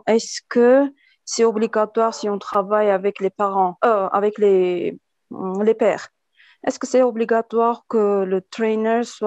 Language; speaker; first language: French; non-native, fluent; Armenian